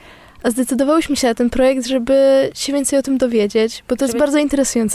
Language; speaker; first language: Polish; native; Polish